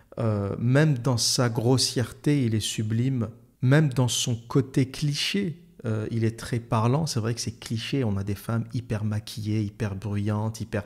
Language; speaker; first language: French; native; French